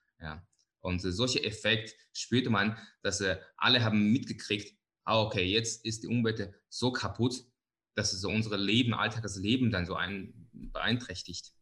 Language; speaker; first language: German; non-native, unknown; Chinese